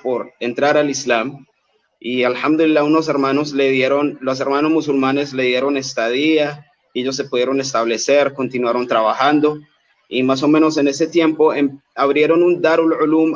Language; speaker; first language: Spanish; native; Spanish